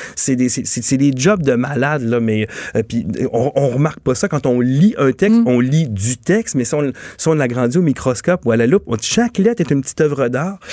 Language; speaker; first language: French; native; French